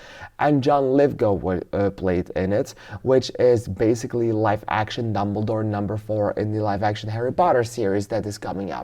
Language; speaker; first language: English; non-native, fluent; Dutch